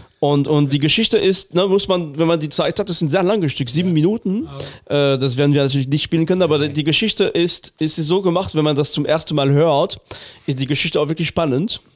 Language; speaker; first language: German; non-native, fluent; French